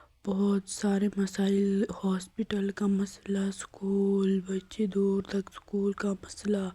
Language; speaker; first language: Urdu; non-native, local second language; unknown